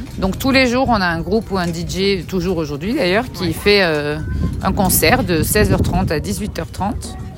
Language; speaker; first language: French; non-native, local second language; Dutch